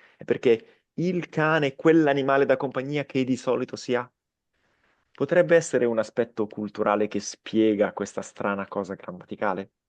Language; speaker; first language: Italian; native; Italian